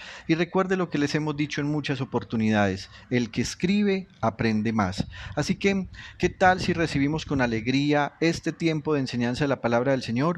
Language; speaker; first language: Spanish; native; Spanish